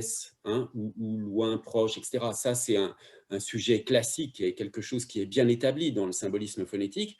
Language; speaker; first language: French; native; French